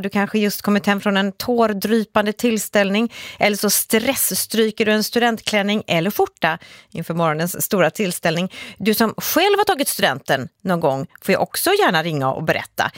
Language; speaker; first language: Swedish; native; Swedish